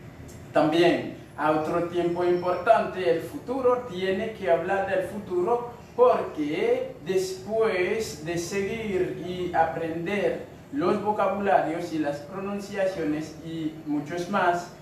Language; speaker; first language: Spanish; non-native, fluent; Haitian Creole